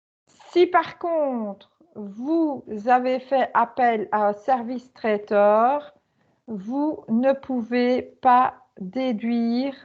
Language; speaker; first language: French; native; French